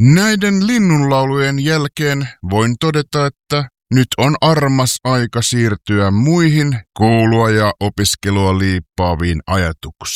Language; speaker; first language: Finnish; native; Finnish